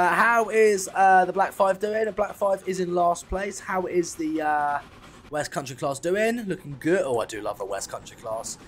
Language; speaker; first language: English; native; English